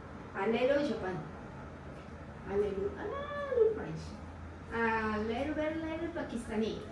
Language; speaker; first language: English; non-native, learner; Spanish